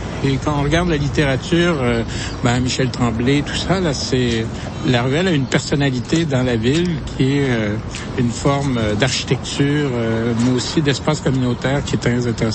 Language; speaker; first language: French; native; French